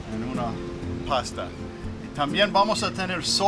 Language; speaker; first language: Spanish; non-native, learner; English